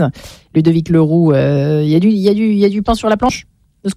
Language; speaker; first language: French; native; French